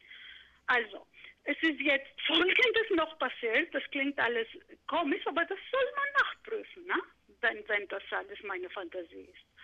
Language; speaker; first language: German; non-native, fluent; Greek